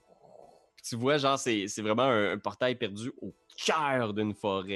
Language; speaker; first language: French; native; French